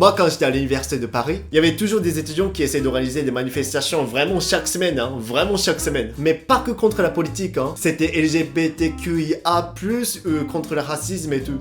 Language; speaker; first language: French; non-native, fluent; Japanese